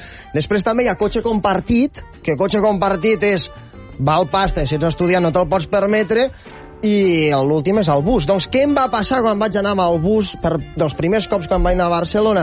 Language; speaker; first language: Catalan; native; Catalan